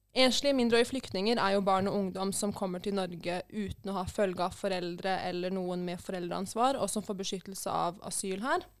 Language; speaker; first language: Norwegian; native; Norwegian